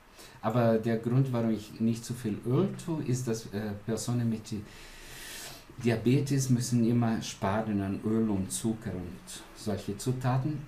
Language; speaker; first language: German; non-native, fluent; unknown